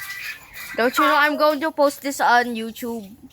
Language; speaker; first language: English; non-native, local second language; Filipino